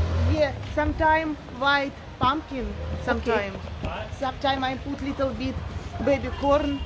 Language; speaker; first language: English; non-native, learner; Russian